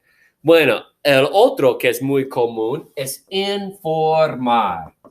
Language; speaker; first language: Spanish; non-native, fluent; English